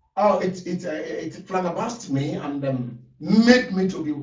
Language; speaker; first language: English; non-native, local second language; Yoruba